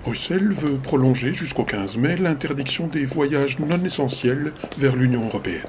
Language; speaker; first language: French; native; French